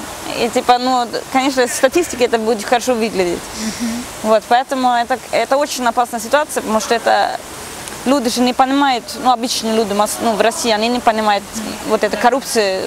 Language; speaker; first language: Russian; non-native, fluent; Swedish